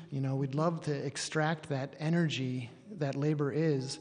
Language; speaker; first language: English; native; English